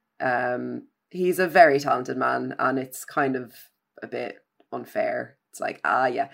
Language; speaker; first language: English; native; English